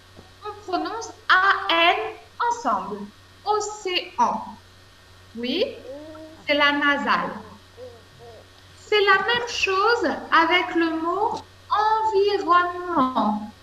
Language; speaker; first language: French; non-native, fluent; Spanish